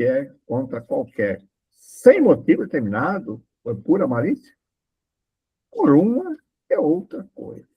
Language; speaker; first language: Portuguese; native; Portuguese